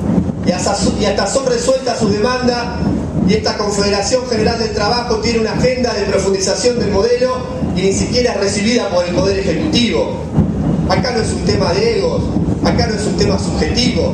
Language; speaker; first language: Spanish; native; Spanish